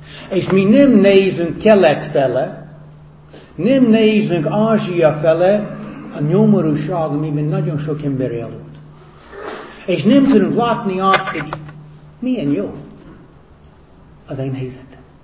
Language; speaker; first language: Hungarian; non-native, fluent; English